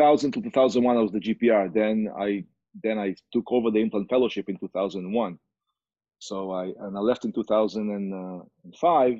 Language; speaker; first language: English; non-native, fluent; Hebrew